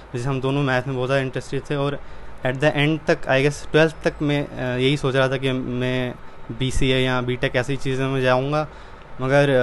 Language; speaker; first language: Hindi; native; Hindi